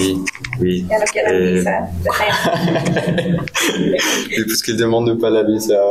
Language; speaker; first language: French; non-native, learner; Spanish